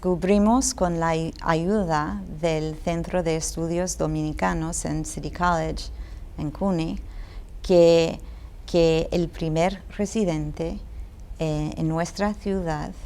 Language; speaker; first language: Spanish; non-native, fluent; English